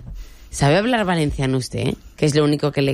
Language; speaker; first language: Spanish; native; Spanish